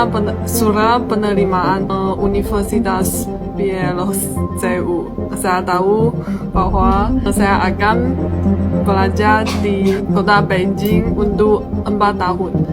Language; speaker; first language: Indonesian; non-native, learner; Chinese